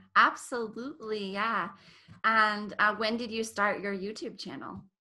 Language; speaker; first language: English; native; English